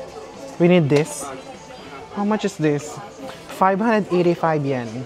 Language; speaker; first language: English; non-native, fluent; Filipino